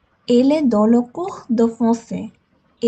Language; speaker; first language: French; non-native, learner; Bangla